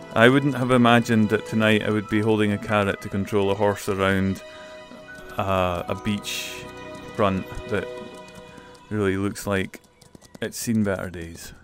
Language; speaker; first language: English; native; English